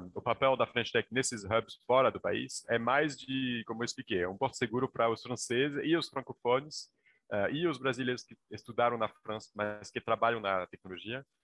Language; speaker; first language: Portuguese; non-native, fluent; French